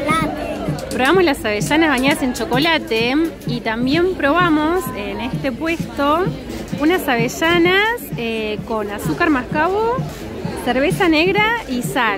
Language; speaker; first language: Spanish; native; Spanish